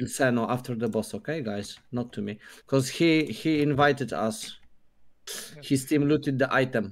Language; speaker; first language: English; non-native, learner; Polish